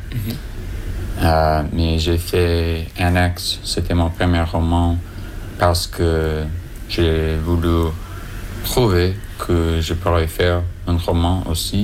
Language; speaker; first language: French; non-native, learner; English